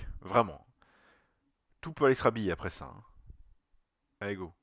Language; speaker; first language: French; native; French